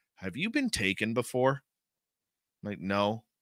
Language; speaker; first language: English; native; English